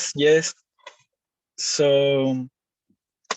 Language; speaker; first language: English; non-native, learner; Spanish